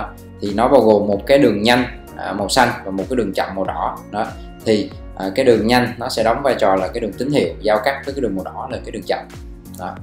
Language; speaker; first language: Vietnamese; native; Vietnamese